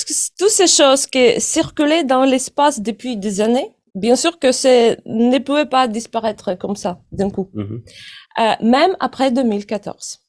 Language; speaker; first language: French; non-native, fluent; Ukrainian